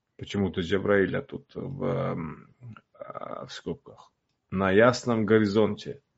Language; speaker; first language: Russian; non-native, local second language; Uzbek